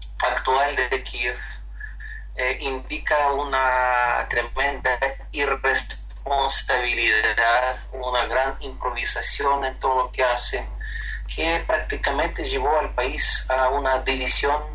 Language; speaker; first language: Spanish; non-native, fluent; Ukrainian